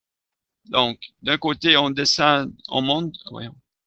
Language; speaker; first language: French; native; French